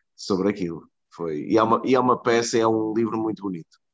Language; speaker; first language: Portuguese; native; Portuguese